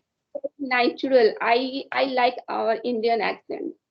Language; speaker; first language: English; non-native, learner; Hindi